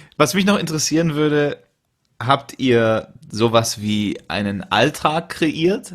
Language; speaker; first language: German; native; German